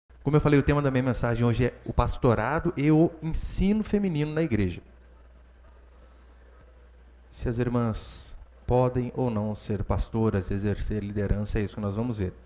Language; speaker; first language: Portuguese; native; Portuguese